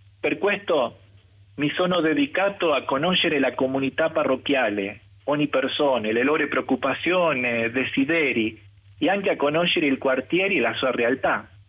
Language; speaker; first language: Italian; non-native, fluent; Spanish